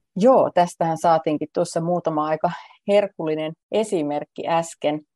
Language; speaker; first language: Finnish; native; Finnish